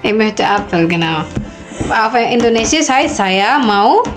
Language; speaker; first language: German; non-native, learner; Indonesian